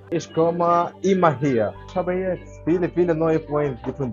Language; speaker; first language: German; non-native, learner; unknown